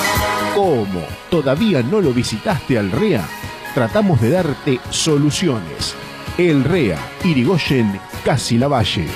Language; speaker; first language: Spanish; native; Spanish